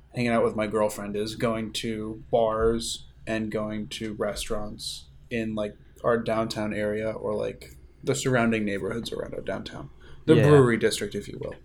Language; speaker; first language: English; native; English